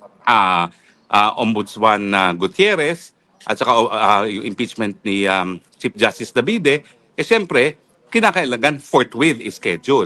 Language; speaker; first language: Filipino; native; Filipino